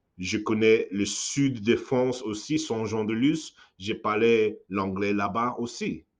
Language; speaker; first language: French; non-native, fluent; English